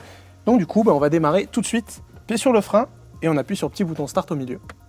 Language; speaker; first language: French; native; French